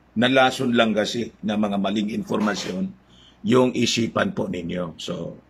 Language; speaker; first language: Filipino; non-native, local second language; Bikol